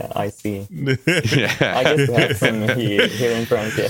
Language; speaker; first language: English; non-native, fluent; French